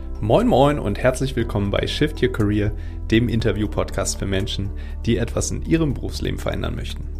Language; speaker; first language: German; native; German